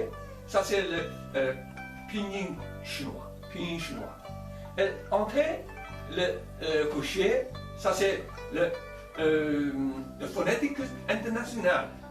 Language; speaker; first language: French; non-native, learner; Chinese